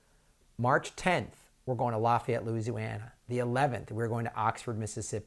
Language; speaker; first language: English; native; English